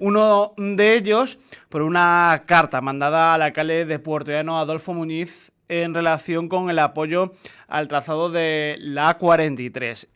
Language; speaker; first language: Spanish; native; Spanish